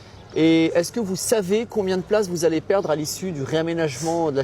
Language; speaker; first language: French; native; French